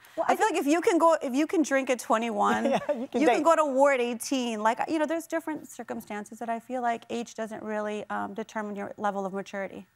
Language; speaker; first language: English; native; English